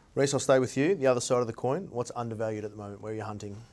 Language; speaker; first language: English; native; English